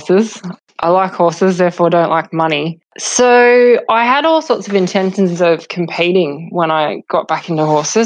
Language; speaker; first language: English; native; English